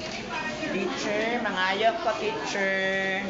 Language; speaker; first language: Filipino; non-native, local second language; Cebuano